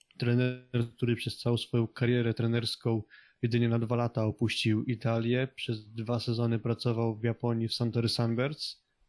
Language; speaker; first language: Polish; native; Polish